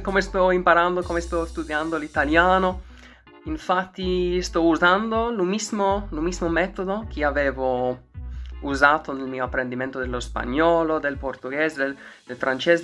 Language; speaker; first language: Italian; non-native, learner; English